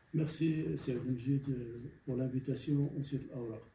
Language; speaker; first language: French; non-native, local second language; Tachelhit